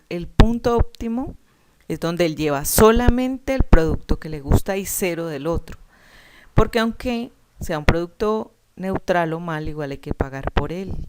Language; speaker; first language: Spanish; native; Spanish